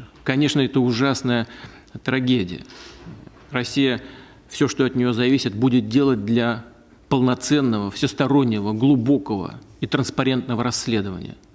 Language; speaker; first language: Russian; native; Russian